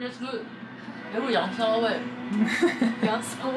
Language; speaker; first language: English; non-native, learner; Chinese